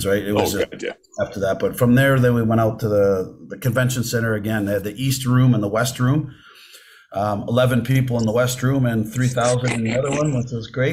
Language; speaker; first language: English; native; English